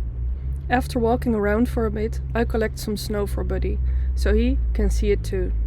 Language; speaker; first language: English; non-native, fluent; Dutch